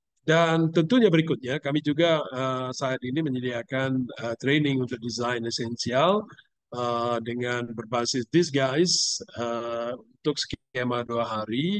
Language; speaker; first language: Indonesian; native; Indonesian